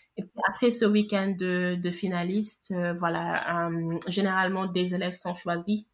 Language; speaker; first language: French; non-native, local second language; Wolof